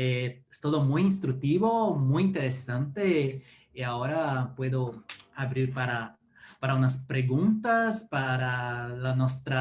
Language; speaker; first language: Spanish; non-native, fluent; Portuguese